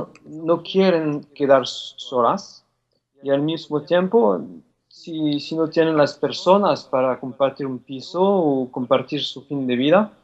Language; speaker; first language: Spanish; non-native, fluent; French